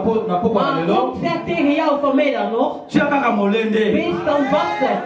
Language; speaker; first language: Dutch; early bilingual, other home language; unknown